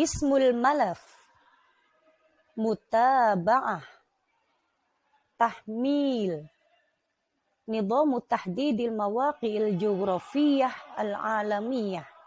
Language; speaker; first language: Arabic; non-native, fluent; Indonesian